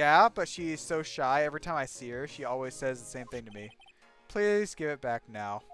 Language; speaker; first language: English; native; English